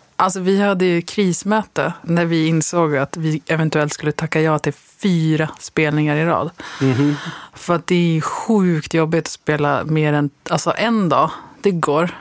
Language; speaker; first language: Swedish; native; Swedish